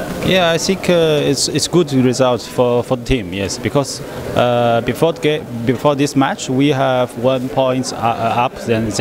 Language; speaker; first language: English; non-native, learner; Polish